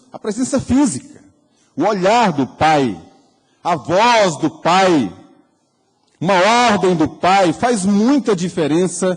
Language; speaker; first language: Portuguese; native; Portuguese